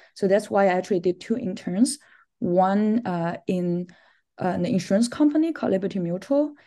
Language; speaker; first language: English; non-native, fluent; Chinese